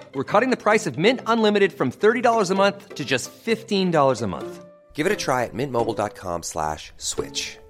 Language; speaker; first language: German; non-native, fluent; English